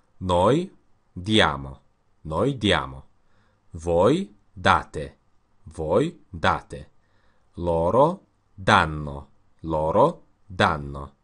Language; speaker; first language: Italian; non-native, learner; Russian